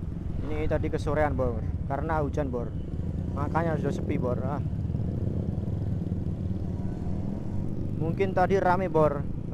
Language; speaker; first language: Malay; non-native, local second language; Javanese